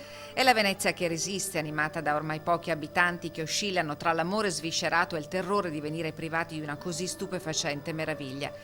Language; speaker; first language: Italian; native; Italian